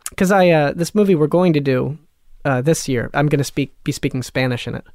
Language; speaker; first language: English; early bilingual, other home language; Italian